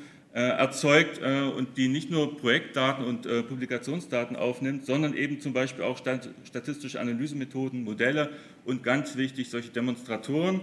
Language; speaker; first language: German; native; German